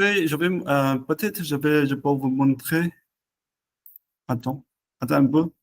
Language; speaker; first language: French; non-native, learner; Chinese